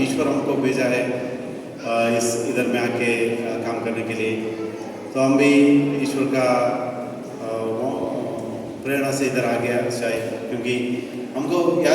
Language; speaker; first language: Hindi; non-native, local second language; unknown